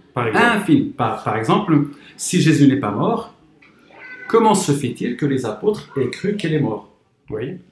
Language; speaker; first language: French; non-native, local second language; Arabic